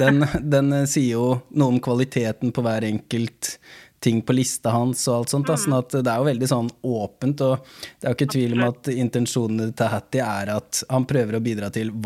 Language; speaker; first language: Norwegian; native; Norwegian